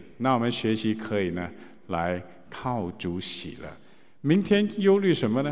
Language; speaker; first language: Chinese; native; Chinese